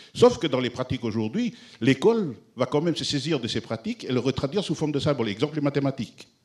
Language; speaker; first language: French; non-native, local second language; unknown